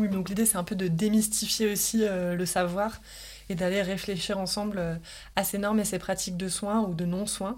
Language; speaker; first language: French; native; French